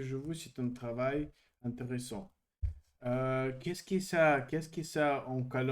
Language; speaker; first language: French; non-native, learner; Russian